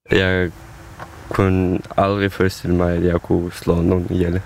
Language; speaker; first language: Danish; non-native, fluent; Ukrainian